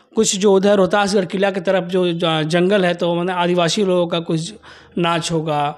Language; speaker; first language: Hindi; native; Hindi